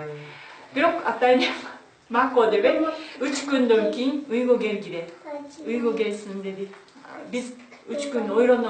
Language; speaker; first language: Kyrgyz; non-native, learner; Japanese